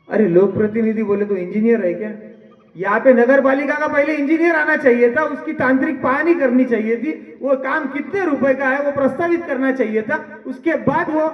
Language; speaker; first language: Hindi; non-native, local second language; Marathi